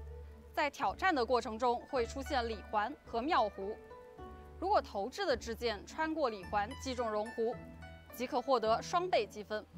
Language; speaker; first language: Chinese; native; Chinese